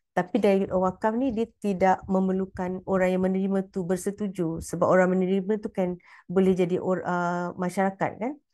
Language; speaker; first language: Malay; native; Malay